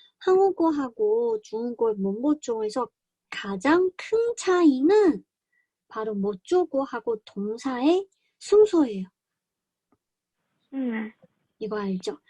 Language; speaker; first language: Korean; non-native, fluent; Chinese